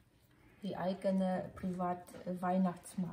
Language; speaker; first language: German; non-native, learner; Polish